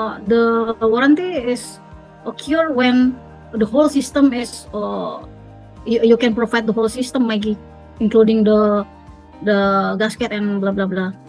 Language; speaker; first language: English; non-native, fluent; Indonesian